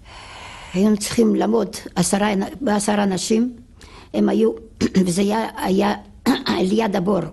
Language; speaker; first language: Hebrew; non-native, fluent; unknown